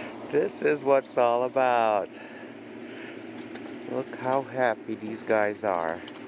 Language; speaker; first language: English; non-native, fluent; Portuguese